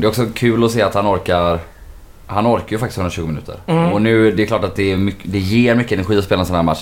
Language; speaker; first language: Swedish; native; Swedish